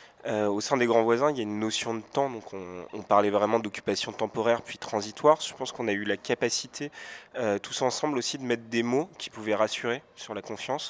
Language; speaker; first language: French; native; French